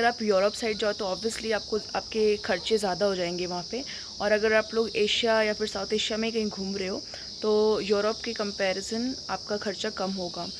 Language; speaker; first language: Hindi; native; Hindi